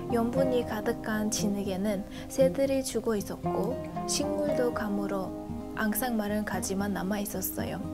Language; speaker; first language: Korean; non-native, fluent; Uzbek